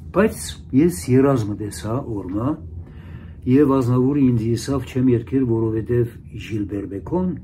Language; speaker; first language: Armenian; early bilingual, heritage; Armenian